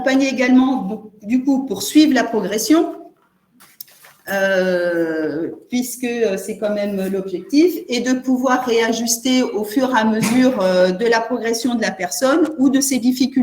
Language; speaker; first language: French; native; French